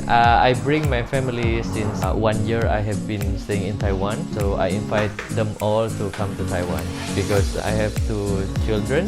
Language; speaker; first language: English; non-native, learner; Indonesian